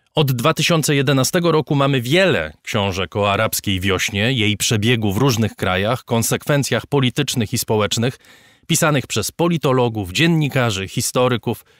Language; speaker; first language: Polish; native; Polish